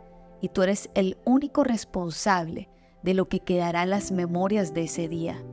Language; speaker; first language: Spanish; native; Spanish